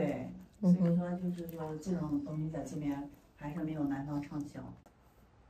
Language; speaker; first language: Chinese; native; Chinese